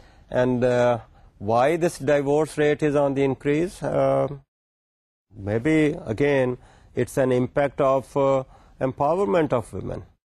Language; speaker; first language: English; non-native, local second language; Urdu